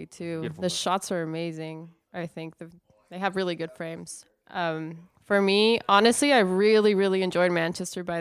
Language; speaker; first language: English; non-native, fluent; Spanish